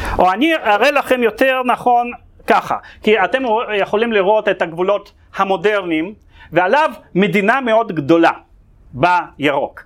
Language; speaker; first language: Hebrew; non-native, fluent; Russian